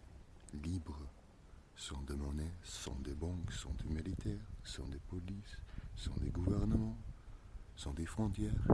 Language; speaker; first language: French; non-native, learner; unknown